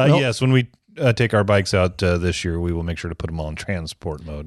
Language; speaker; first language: English; native; English